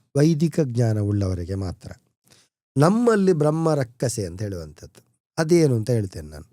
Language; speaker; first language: Kannada; non-native, local second language; Tulu